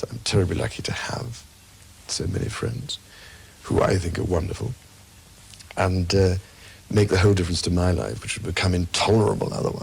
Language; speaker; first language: English; native; English